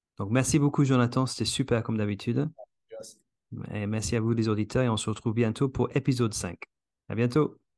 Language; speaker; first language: French; non-native, fluent; English